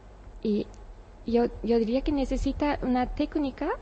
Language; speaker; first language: Spanish; non-native, learner; Japanese